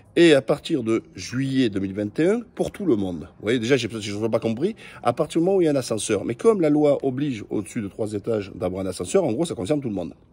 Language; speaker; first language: French; native; French